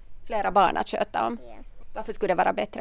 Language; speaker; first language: Swedish; native; Swedish